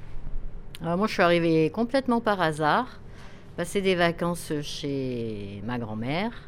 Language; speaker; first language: French; native; French